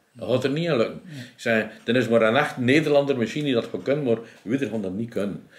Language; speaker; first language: Dutch; native; Dutch